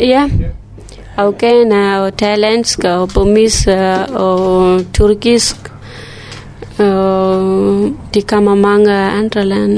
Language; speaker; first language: Danish; non-native, learner; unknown